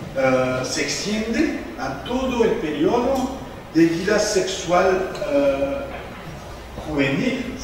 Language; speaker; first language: Spanish; non-native, fluent; French